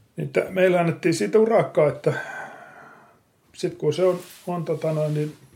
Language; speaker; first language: Finnish; native; Finnish